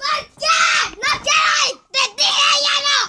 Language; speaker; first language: Spanish; early bilingual, heritage; Spanish